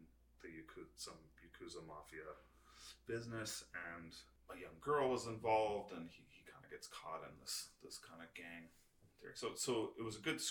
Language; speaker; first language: English; native; English